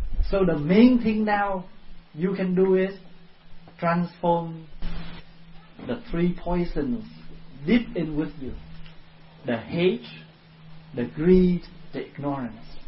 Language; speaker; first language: English; non-native, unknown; Vietnamese